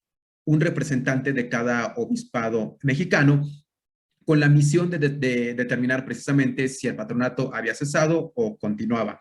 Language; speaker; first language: Spanish; native; Spanish